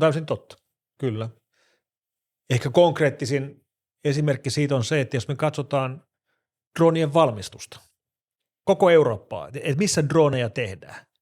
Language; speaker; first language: Finnish; native; Finnish